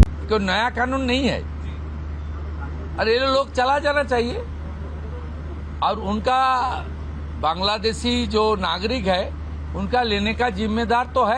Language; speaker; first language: Hindi; non-native, local second language; Bangla